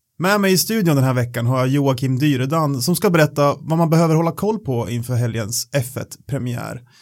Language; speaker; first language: Swedish; native; Swedish